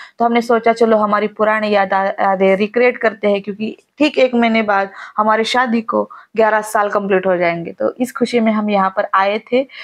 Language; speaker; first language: Hindi; non-native, local second language; Marathi